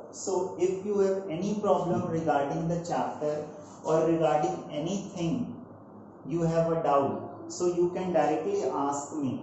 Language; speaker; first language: English; non-native, local second language; Hindi